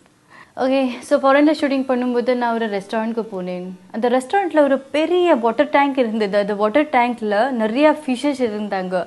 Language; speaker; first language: Tamil; non-native, learner; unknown